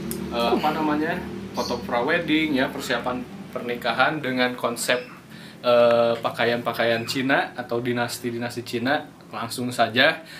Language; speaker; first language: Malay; non-native, local second language; Sundanese